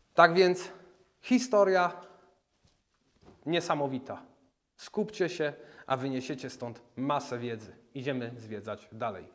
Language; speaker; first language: Polish; native; Polish